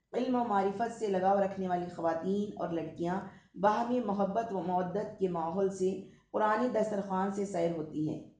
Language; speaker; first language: Urdu; native; Urdu